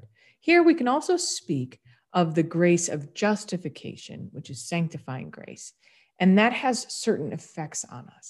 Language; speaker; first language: English; native; English